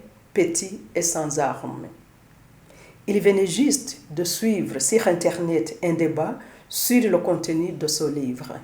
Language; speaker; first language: French; non-native, local second language; Kinyarwanda